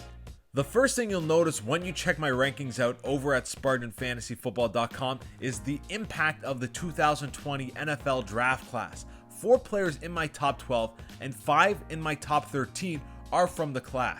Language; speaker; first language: English; native; English